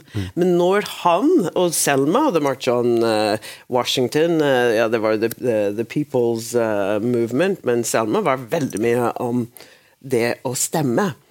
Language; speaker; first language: Norwegian; non-native, fluent; English